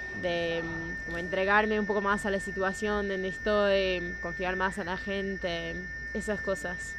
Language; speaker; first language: Spanish; non-native, fluent; English